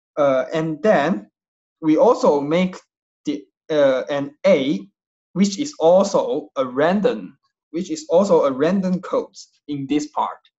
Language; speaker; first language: English; non-native, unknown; Chinese